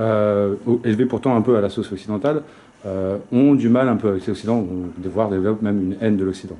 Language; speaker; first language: French; native; French